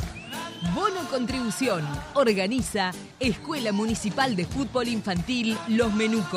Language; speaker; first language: Spanish; native; Spanish